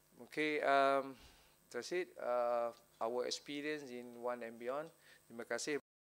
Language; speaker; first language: English; non-native, local second language; Malay